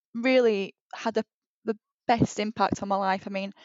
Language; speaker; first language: English; native; English